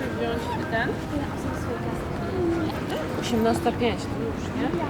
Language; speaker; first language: Polish; native; Polish